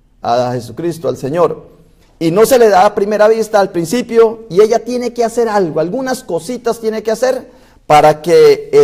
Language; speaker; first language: Spanish; native; Spanish